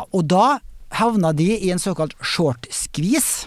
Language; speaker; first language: Norwegian; native; Norwegian